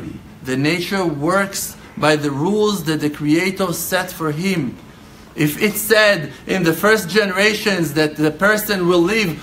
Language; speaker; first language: English; non-native, fluent; Hebrew